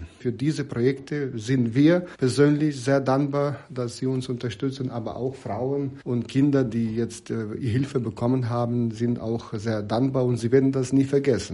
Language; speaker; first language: German; non-native, fluent; Ukrainian